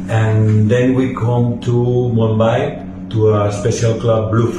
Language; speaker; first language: English; non-native, learner; Spanish